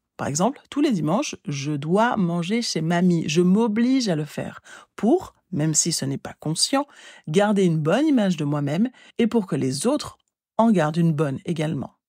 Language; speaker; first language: French; native; French